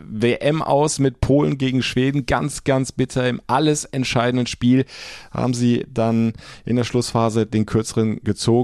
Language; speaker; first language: German; native; German